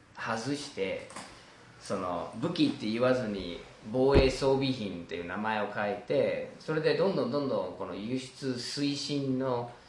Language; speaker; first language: Japanese; non-native, fluent; English